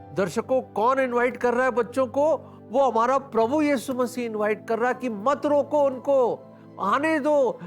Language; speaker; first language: Hindi; native; Hindi